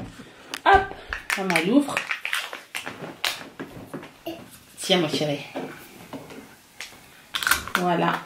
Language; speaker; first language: French; native; French